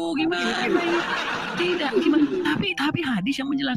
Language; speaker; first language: Indonesian; native; Indonesian